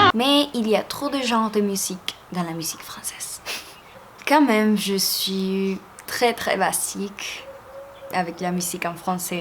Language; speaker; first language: French; non-native, fluent; Spanish